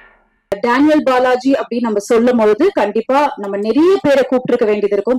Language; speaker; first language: Tamil; native; Tamil